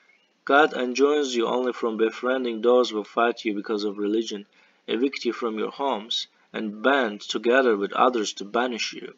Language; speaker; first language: English; non-native, fluent; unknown